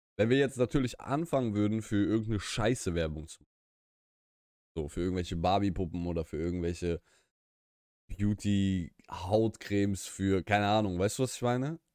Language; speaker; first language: German; early bilingual, other home language; Russian